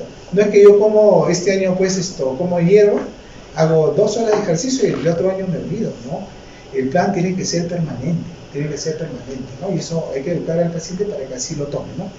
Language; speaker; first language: Spanish; native; Spanish